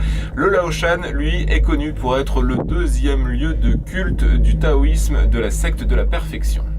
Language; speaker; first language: French; native; French